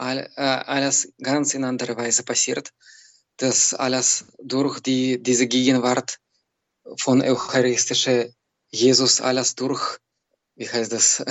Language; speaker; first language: German; non-native, learner; Belarusian